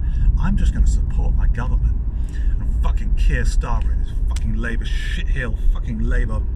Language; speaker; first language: English; native; English